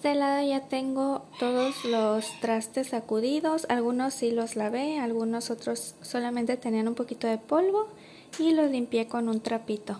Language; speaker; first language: Spanish; native; Spanish